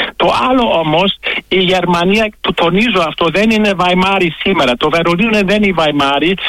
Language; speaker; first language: Greek; non-native, fluent; German